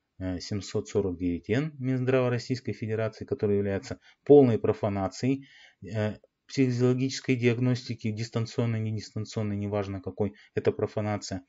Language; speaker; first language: Russian; native; Russian